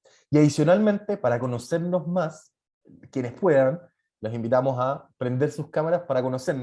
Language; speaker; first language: Spanish; native; Spanish